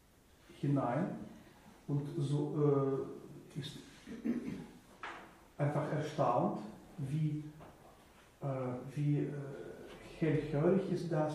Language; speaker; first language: German; non-native, fluent; Russian